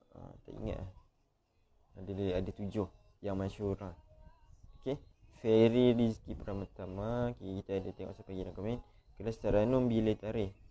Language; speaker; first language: Malay; native; Malay